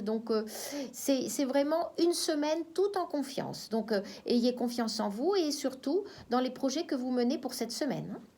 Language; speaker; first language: French; native; French